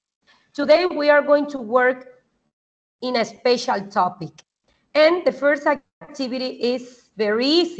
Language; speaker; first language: English; non-native, fluent; Spanish